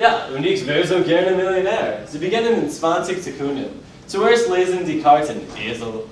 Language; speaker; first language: German; non-native, learner; English